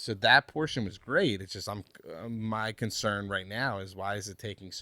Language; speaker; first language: English; native; English